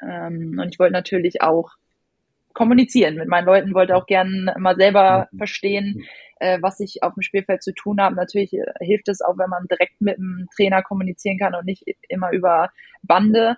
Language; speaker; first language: German; native; German